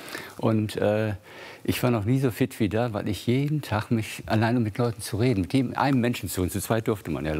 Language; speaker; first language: German; native; German